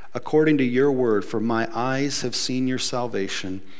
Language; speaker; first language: English; native; English